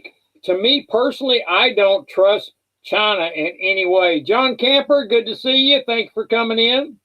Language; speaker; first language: English; native; English